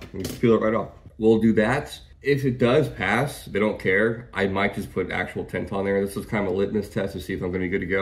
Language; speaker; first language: English; native; English